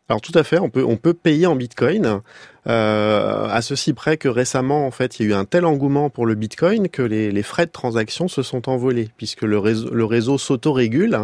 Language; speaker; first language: French; native; French